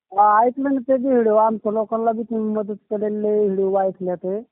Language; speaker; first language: Marathi; native; Marathi